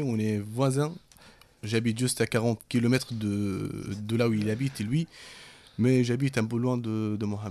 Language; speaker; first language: French; non-native, fluent; Arabic